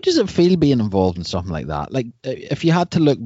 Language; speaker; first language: English; native; English